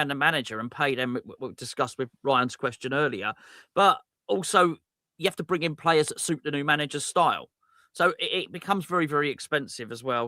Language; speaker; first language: English; native; English